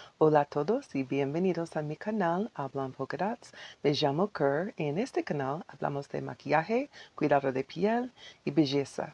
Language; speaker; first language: Spanish; non-native, learner; English